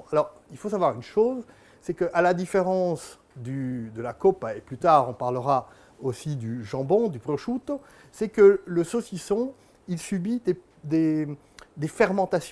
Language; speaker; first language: French; native; French